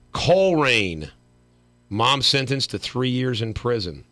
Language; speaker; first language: English; native; English